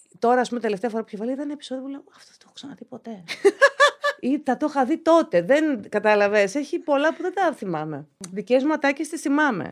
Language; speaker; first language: Greek; native; Greek